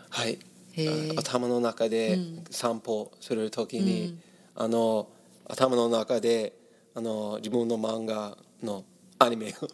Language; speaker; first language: Japanese; non-native, learner; English